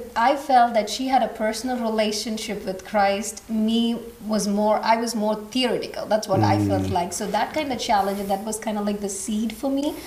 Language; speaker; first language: English; non-native, local second language; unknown